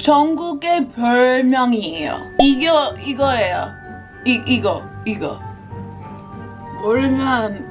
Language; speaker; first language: Korean; non-native, fluent; English